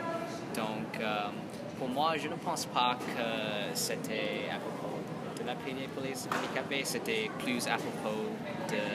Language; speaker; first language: French; non-native, learner; English